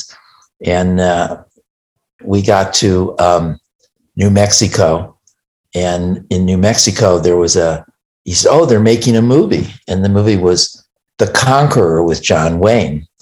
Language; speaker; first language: English; native; English